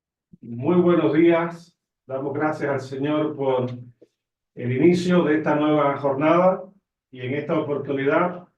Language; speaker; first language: Spanish; native; Spanish